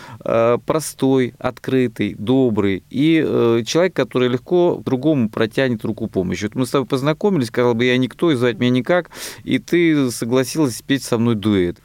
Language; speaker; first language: Russian; native; Russian